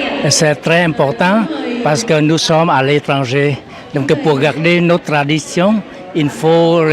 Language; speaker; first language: French; non-native, fluent; Vietnamese